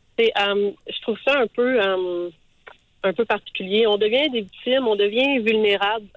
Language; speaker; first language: French; native; French